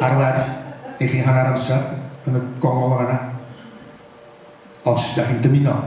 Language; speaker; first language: Welsh; native; Welsh